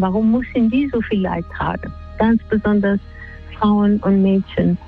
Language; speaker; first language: German; non-native, fluent; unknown